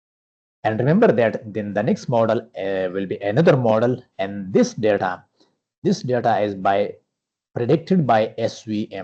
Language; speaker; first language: English; non-native, fluent; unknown